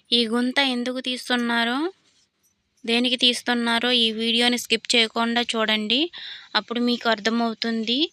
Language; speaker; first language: Telugu; non-native, local second language; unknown